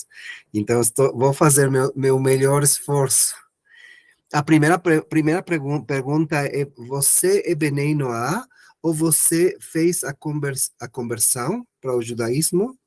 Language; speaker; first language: Portuguese; non-native, learner; Spanish